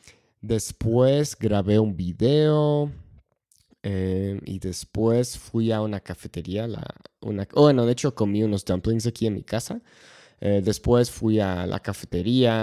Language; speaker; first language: Spanish; non-native, fluent; English